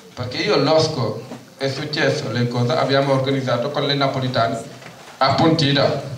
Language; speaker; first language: Italian; non-native, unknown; Wolof